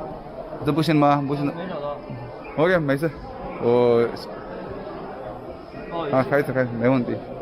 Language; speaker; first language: Chinese; non-native, fluent; Kannada